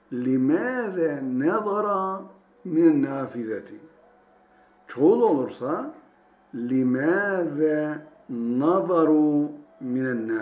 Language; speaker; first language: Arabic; non-native, fluent; Turkish